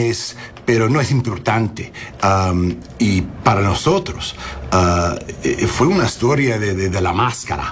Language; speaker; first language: Spanish; non-native, learner; English